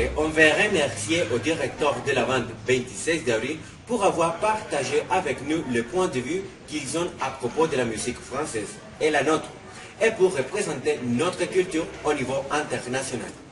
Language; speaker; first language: French; non-native, learner; Spanish